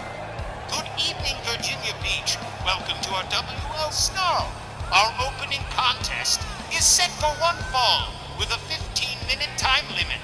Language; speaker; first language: English; native; English